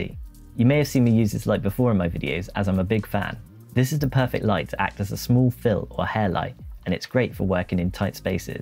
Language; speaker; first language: English; native; English